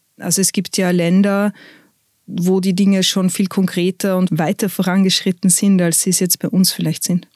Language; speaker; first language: German; native; German